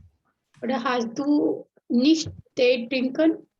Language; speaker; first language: German; non-native, learner; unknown